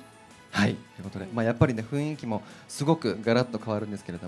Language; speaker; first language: Japanese; native; Japanese